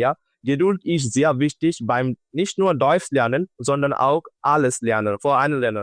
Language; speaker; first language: German; non-native, learner; Bangla